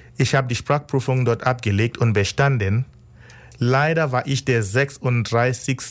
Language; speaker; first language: German; non-native, fluent; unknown